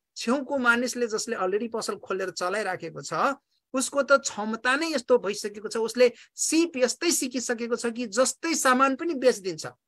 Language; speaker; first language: Nepali; non-native, local second language; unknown